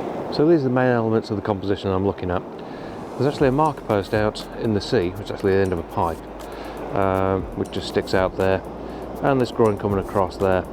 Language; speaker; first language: English; native; English